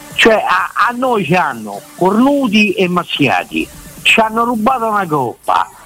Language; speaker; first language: Italian; native; Italian